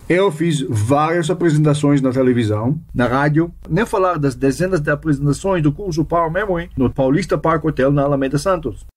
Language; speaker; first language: Portuguese; non-native, fluent; Hebrew